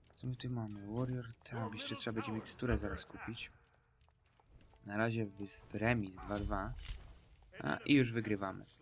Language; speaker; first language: Polish; native; Polish